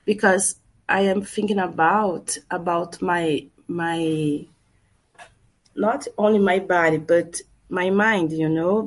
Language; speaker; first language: English; non-native, learner; Portuguese